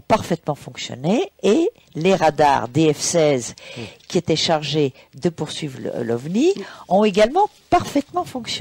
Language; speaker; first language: French; native; French